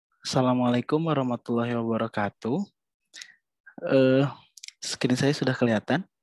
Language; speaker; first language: Malay; native; Malay